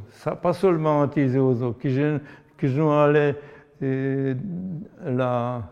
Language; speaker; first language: French; non-native, learner; Polish